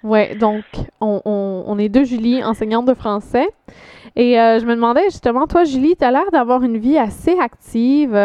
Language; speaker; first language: French; native; French